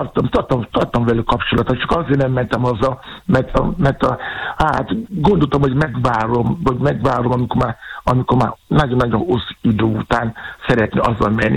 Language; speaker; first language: Hungarian; non-native, fluent; Yoruba